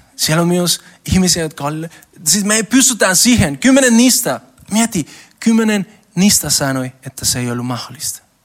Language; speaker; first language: Finnish; non-native, learner; Spanish